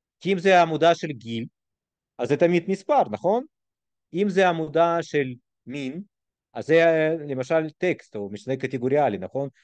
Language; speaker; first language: Hebrew; non-native, fluent; Russian